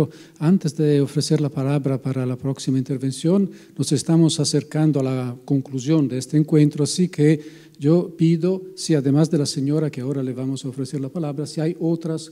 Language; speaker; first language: Spanish; non-native, fluent; Italian